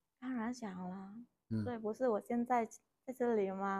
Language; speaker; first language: Chinese; non-native, learner; Vietnamese